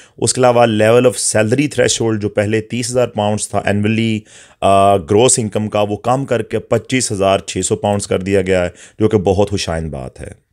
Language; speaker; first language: Urdu; native; Urdu